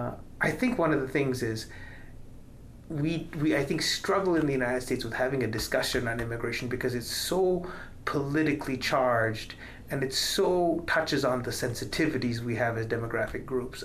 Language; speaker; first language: English; non-native, local second language; Tamil